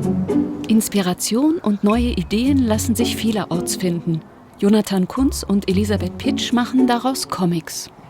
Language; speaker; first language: German; native; German